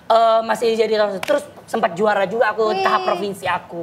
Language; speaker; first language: Indonesian; non-native, fluent; Thai